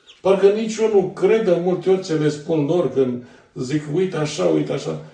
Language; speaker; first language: Romanian; native; Romanian